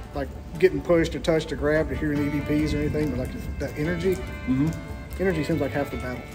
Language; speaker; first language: English; native; English